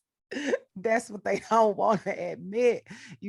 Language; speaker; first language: English; native; English